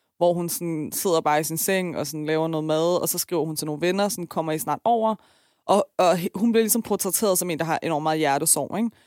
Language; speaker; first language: Danish; early bilingual, other home language; Persian